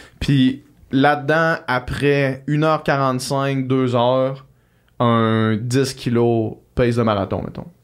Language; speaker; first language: French; native; French